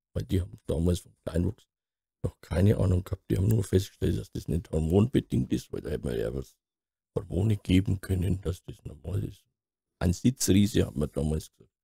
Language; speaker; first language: German; native; German